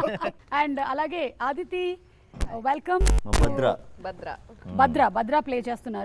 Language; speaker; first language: Telugu; native; Telugu